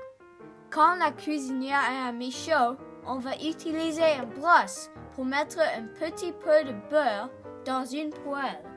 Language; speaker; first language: French; non-native, learner; English